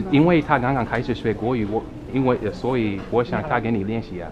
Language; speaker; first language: Chinese; non-native, fluent; English